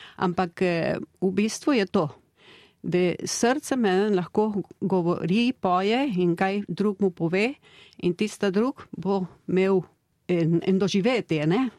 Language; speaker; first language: Slovenian; early bilingual, heritage; Slovenian